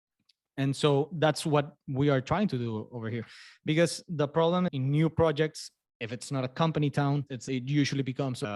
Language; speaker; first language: English; non-native, fluent; Spanish